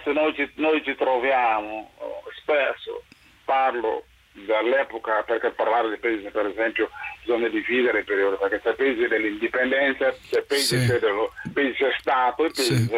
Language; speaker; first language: Italian; non-native, fluent; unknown